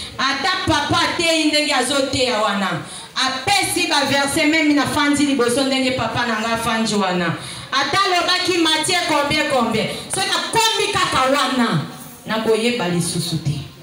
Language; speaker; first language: Lingala; native; Lingala